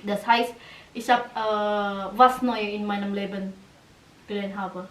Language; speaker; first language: German; non-native, learner; Indonesian